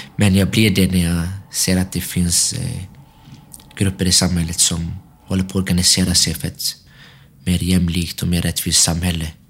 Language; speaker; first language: Swedish; early bilingual, other home language; Arabic